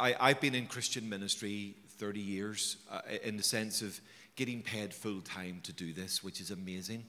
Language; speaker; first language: English; native; English